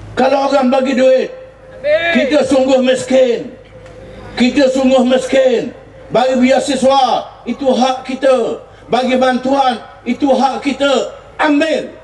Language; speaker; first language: Malay; native; Malay